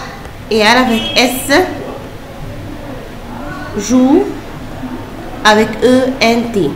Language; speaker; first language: French; non-native, fluent; Arabic